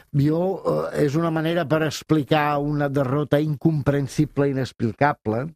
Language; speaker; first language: Catalan; non-native, fluent; Italian